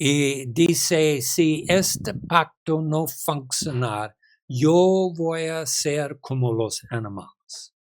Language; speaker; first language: Spanish; non-native, learner; English